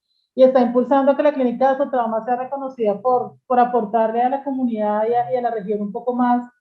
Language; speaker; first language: Spanish; native; Spanish